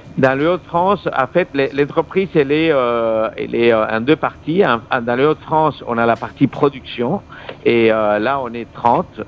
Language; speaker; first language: French; non-native, fluent; Spanish